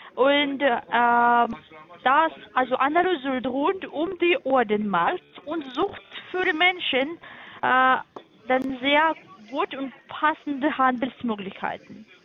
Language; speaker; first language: German; non-native, learner; Turkish